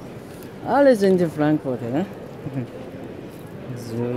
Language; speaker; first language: German; non-native, learner; Chinese